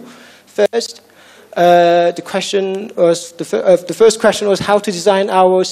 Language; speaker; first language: English; non-native, fluent; Korean